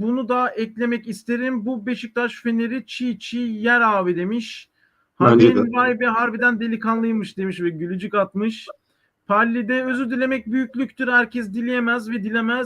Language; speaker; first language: Turkish; native; Turkish